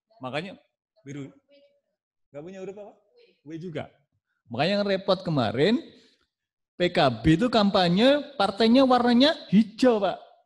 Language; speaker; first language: Indonesian; non-native, local second language; Javanese